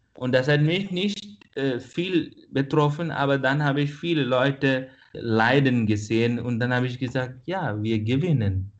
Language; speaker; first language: German; non-native, fluent; Kannada